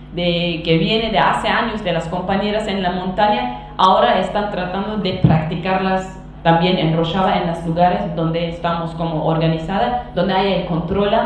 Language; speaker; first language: Spanish; non-native, fluent; Kurdish